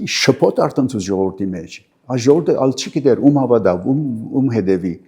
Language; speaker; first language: Armenian; early bilingual, heritage; Armenian